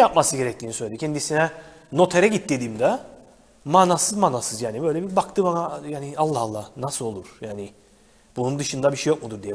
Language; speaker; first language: Turkish; native; Turkish